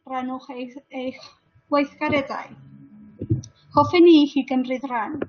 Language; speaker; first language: Welsh; non-native, learner; Spanish